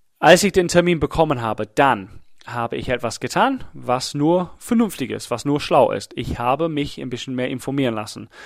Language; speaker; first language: German; non-native, fluent; English